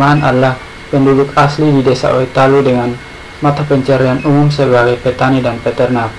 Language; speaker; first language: Indonesian; native; Indonesian